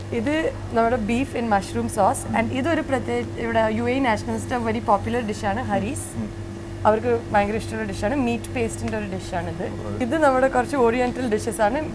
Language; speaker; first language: Malayalam; early bilingual, heritage; Malayalam